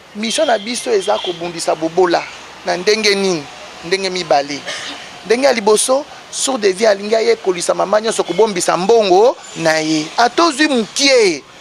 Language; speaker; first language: Lingala; non-native, local second language; Kongo